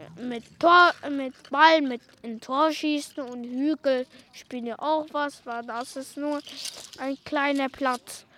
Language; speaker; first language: German; non-native, local second language; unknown